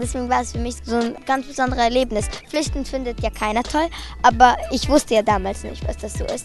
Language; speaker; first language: German; early bilingual, other home language; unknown